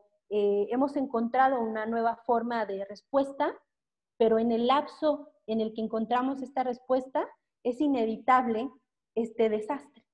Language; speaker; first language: Spanish; native; Spanish